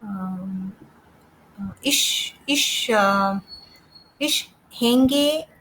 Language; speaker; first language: German; non-native, learner; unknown